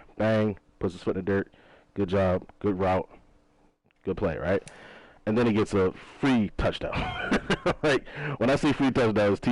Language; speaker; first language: English; native; English